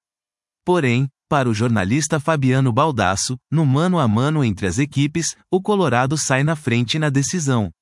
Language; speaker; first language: Portuguese; native; Portuguese